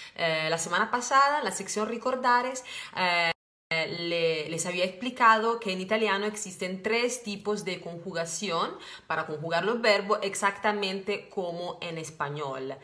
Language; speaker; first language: Spanish; non-native, fluent; Italian